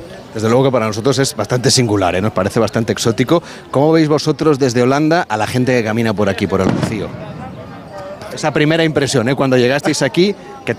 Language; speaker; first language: Spanish; native; Spanish